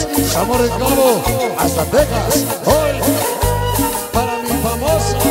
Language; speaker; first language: Spanish; native; Spanish